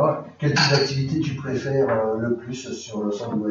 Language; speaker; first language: French; native; French